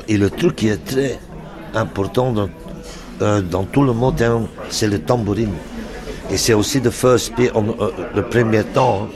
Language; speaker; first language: French; non-native, local second language; Dutch